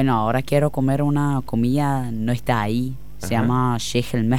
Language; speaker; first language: Spanish; non-native, learner; Arabic